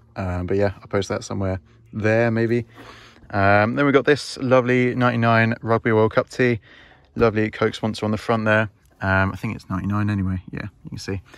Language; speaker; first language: English; native; English